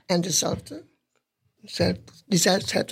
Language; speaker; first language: Dutch; non-native, local second language; French